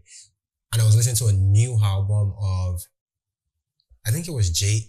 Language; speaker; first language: English; non-native, local second language; Yoruba